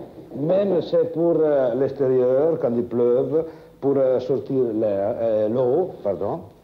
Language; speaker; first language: French; non-native, fluent; Italian